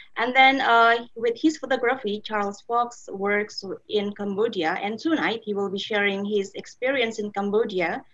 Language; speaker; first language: English; non-native, fluent; Indonesian